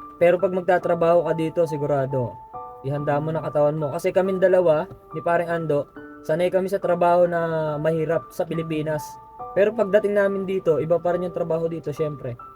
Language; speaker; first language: Filipino; native; Filipino